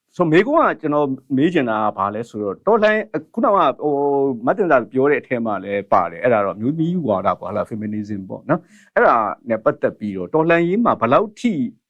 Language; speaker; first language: Burmese; native; Burmese